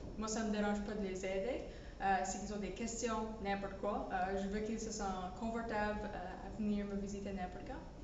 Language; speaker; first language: French; early bilingual, heritage; French